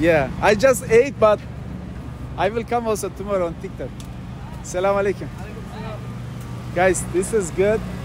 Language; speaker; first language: English; non-native, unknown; Turkish